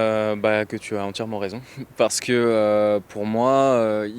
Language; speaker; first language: French; native; French